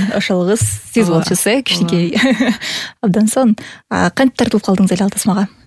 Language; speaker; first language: Kyrgyz; native; Kyrgyz